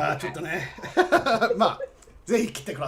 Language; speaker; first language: Japanese; non-native, fluent; English